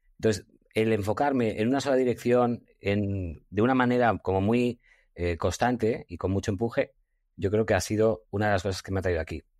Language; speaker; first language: Spanish; native; Spanish